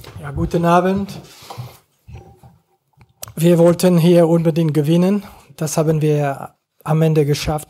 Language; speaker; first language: German; non-native, fluent; French